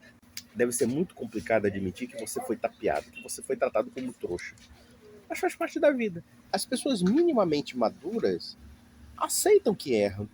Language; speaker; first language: Portuguese; native; Portuguese